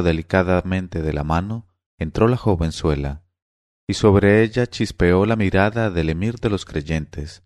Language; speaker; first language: Spanish; native; Spanish